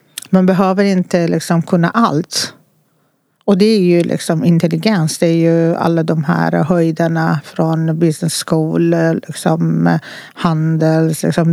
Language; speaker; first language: Swedish; non-native, fluent; Persian